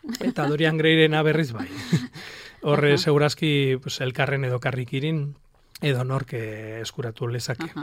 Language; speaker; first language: Basque; non-native, local second language; Spanish